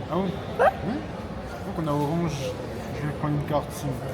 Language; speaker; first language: French; native; French